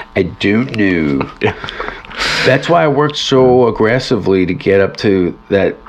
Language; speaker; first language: English; native; English